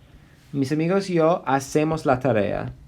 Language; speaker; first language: Spanish; non-native, fluent; English